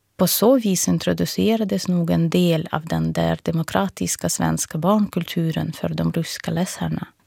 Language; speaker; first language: Swedish; non-native, fluent; Russian